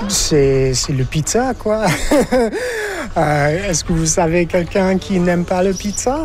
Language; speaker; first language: French; non-native, fluent; English